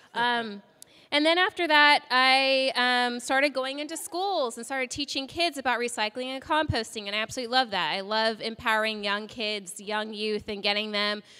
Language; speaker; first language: English; native; English